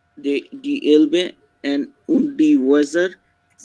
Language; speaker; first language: German; non-native, learner; Bangla